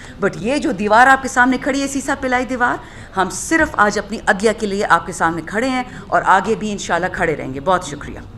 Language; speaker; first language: Urdu; non-native, local second language; Pashto